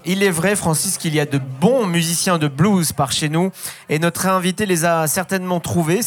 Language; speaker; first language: French; native; French